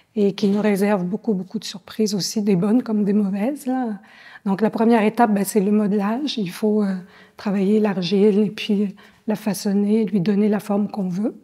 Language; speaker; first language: French; native; French